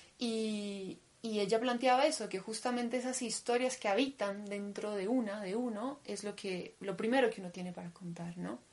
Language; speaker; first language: Spanish; early bilingual, other home language; Russian